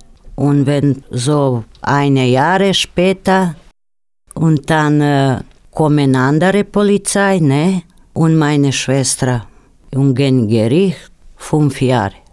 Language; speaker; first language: German; non-native, learner; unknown